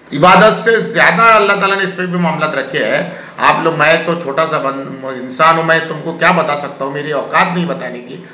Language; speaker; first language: Hindi; native; Hindi